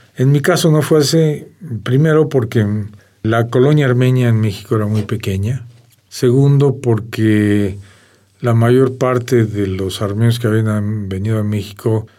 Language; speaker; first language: Spanish; native; Spanish